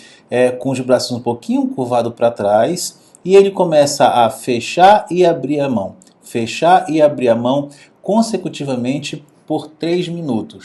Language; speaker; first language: Portuguese; native; Portuguese